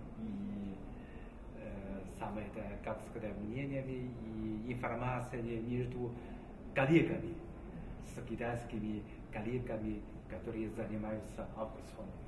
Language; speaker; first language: Russian; non-native, learner; Chinese